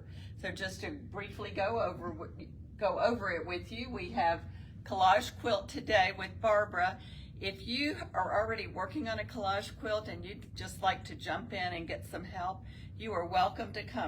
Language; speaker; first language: English; native; English